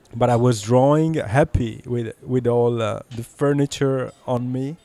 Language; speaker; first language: English; early bilingual, heritage; Italian